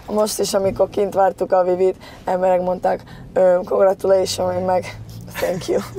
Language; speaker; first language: Hungarian; early bilingual, heritage; Spanish